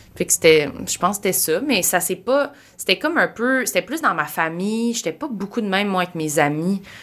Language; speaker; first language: French; native; French